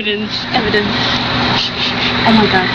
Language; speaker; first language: English; native; English